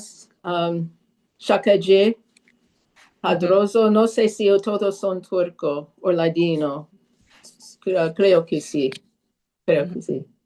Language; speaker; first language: Spanish; early bilingual, heritage; Spanish